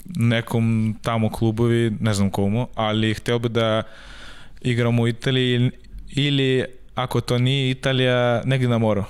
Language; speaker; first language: Serbian; non-native, learner; Russian